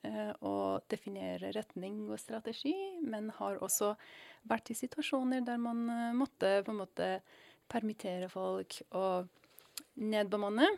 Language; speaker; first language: Norwegian; non-native, fluent; Persian